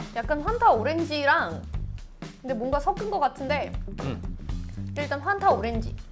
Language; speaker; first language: Korean; non-native, fluent; Russian